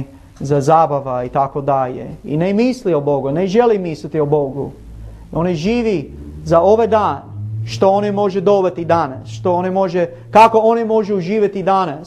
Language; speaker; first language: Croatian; non-native, learner; English